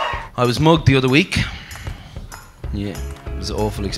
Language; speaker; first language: English; native; English